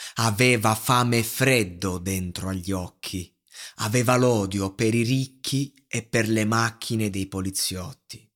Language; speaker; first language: Italian; native; Italian